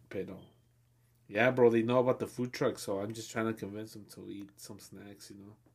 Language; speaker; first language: English; early bilingual, other home language; Spanish